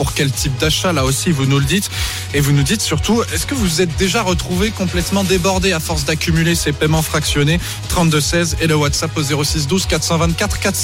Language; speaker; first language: French; native; French